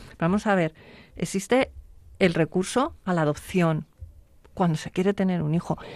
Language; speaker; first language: Spanish; native; Spanish